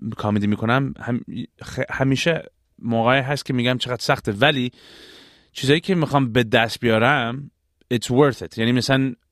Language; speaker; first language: Persian; early bilingual, heritage; Persian